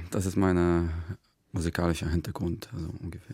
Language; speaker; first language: German; non-native, fluent; Arabic